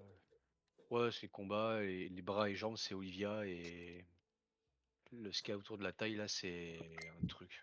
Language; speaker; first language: French; native; French